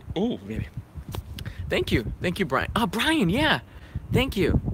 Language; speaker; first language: English; native; English